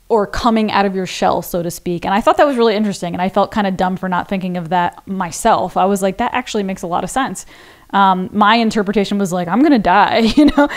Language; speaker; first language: English; native; English